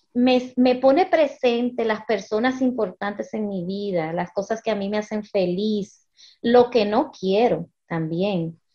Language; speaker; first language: Spanish; early bilingual, heritage; Spanish